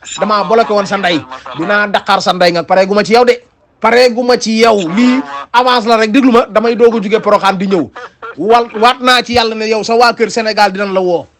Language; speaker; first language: Wolof; native; Wolof